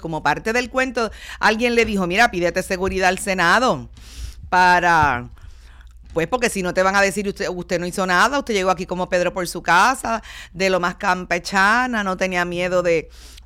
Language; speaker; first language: Spanish; native; Spanish